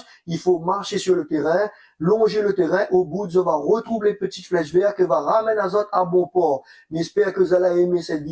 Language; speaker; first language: French; non-native, local second language; Réunion Creole French